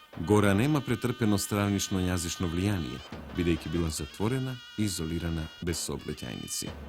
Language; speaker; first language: Macedonian; native; Macedonian